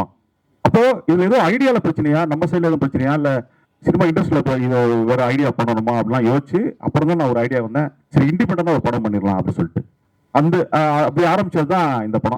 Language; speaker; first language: Tamil; native; Tamil